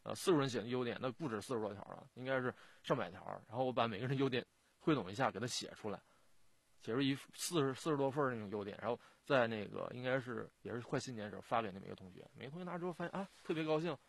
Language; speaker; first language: Chinese; native; Chinese